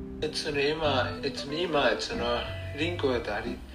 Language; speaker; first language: Japanese; non-native, learner; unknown